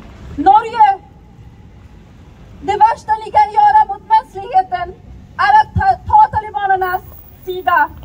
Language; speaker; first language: Swedish; early bilingual, other home language; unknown